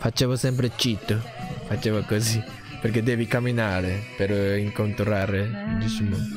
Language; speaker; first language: Italian; non-native, learner; Japanese